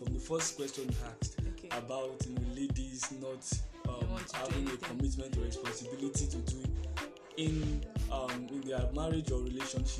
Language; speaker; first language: English; non-native, local second language; Yoruba